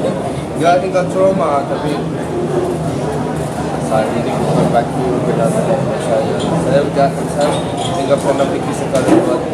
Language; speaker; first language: Indonesian; non-native, learner; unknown